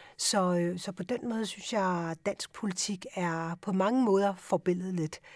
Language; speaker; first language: Danish; early bilingual, other home language; Urdu